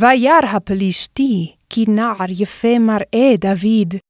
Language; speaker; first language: Hebrew; non-native, fluent; English